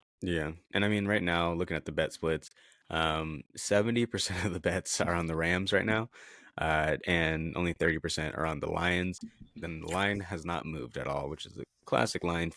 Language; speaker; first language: English; native; English